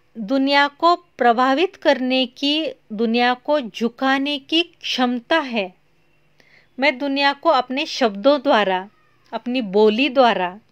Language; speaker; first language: Hindi; non-native, local second language; Marathi